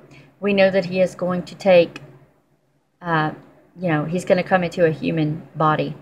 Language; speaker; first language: English; native; English